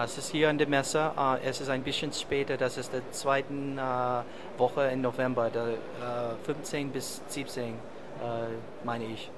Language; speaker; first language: German; non-native, learner; English